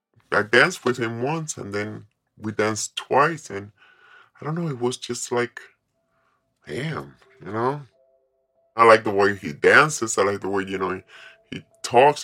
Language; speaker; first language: English; non-native, fluent; Spanish